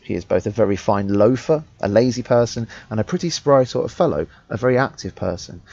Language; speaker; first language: English; native; English